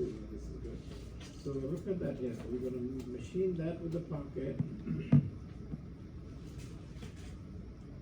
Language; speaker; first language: English; non-native, fluent; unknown